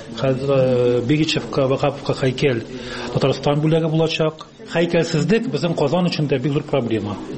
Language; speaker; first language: Tatar; native; Tatar